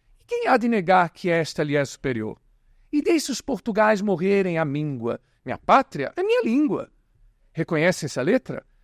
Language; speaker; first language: Portuguese; native; Portuguese